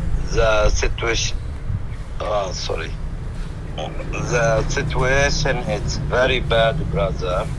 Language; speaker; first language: English; non-native, learner; Arabic